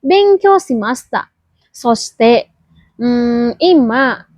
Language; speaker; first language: Japanese; non-native, learner; Indonesian